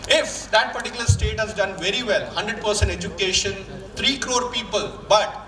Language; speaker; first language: English; non-native, local second language; Malayalam